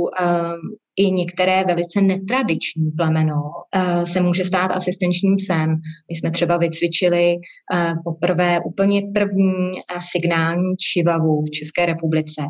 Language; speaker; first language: Czech; native; Czech